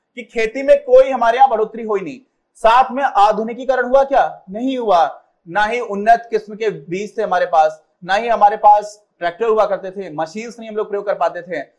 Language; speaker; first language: Hindi; native; Hindi